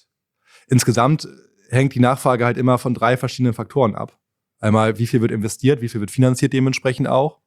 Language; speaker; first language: German; native; German